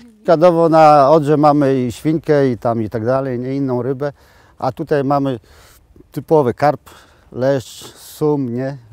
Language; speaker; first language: Polish; native; Polish